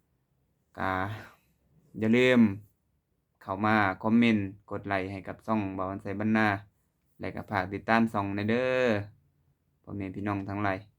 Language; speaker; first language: Thai; non-native, local second language; Lao